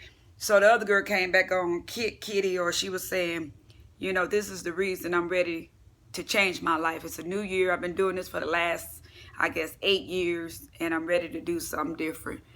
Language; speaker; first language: English; native; English